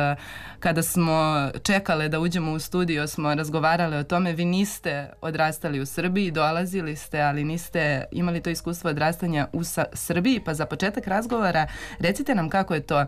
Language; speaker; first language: Serbian; native; Serbian